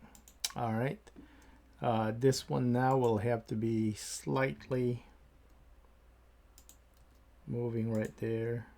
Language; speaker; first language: English; native; English